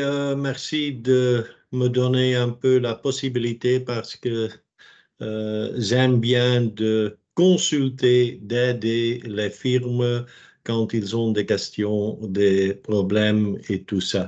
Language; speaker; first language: French; non-native, local second language; Dutch